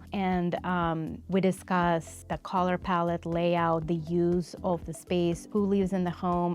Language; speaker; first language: English; non-native, fluent; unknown